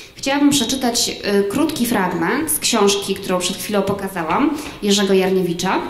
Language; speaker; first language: Polish; native; Polish